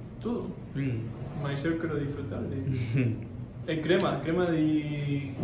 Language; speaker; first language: Portuguese; non-native, learner; Spanish